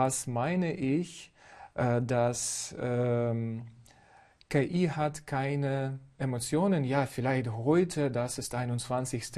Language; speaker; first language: German; non-native, fluent; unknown